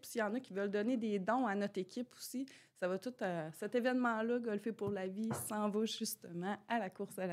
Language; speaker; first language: French; native; French